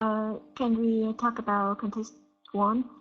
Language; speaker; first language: English; non-native, learner; Vietnamese